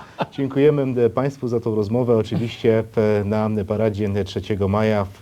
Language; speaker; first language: Polish; native; Polish